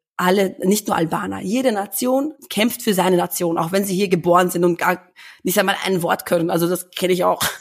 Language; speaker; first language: German; early bilingual, other home language; Albanian